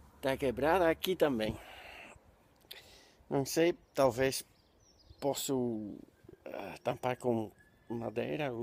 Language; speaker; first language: Portuguese; non-native, learner; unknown